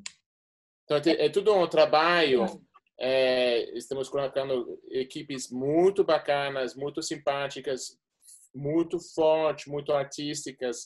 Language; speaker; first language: Portuguese; non-native, fluent; English